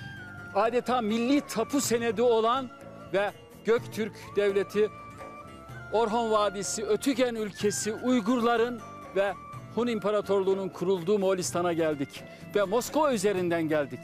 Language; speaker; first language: Turkish; native; Turkish